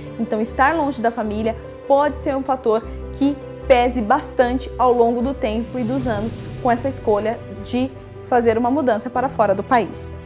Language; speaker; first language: Portuguese; native; Portuguese